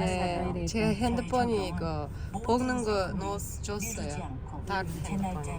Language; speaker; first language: Korean; non-native, learner; Kazakh